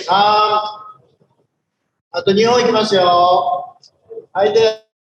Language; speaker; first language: Japanese; native; Japanese